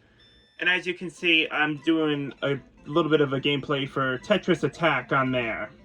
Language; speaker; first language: English; native; English